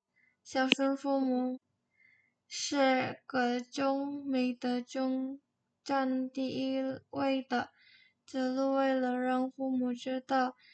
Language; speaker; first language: Chinese; non-native, learner; Indonesian